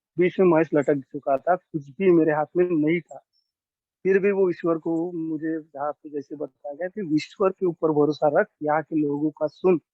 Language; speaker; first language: Hindi; non-native, local second language; Marathi